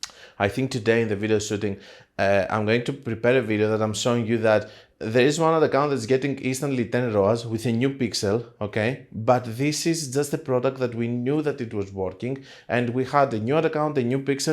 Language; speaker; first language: English; non-native, fluent; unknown